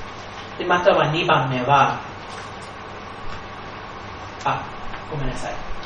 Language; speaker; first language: Japanese; non-native, fluent; English